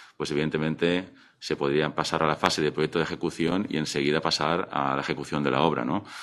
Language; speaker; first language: Spanish; non-native, local second language; Catalan